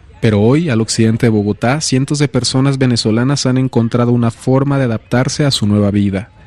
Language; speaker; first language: Spanish; native; Spanish